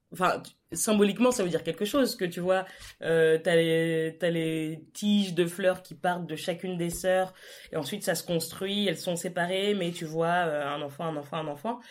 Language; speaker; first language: French; native; French